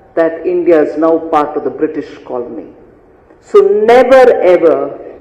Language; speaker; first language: English; non-native, local second language; Tamil